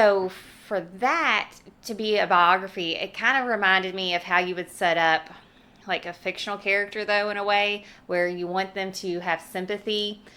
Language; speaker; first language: English; native; English